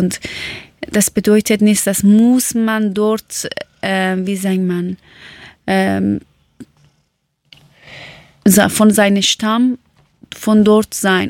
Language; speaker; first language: German; non-native, learner; Persian